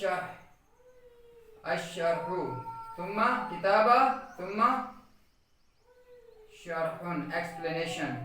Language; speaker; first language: Arabic; non-native, learner; Urdu